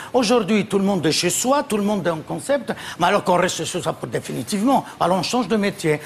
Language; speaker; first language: French; non-native, fluent; Italian